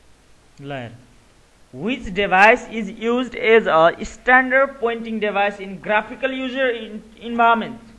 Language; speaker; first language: English; non-native, local second language; Nepali